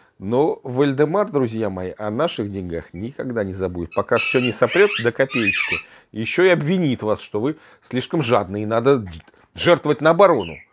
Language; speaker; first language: Russian; native; Russian